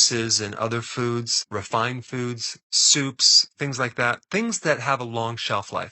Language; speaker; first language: English; native; English